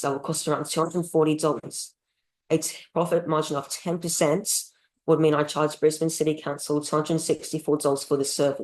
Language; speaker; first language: English; native; English